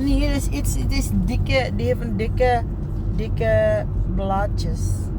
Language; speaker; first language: Dutch; non-native, learner; Filipino